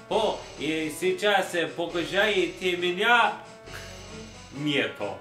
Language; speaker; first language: Russian; non-native, learner; English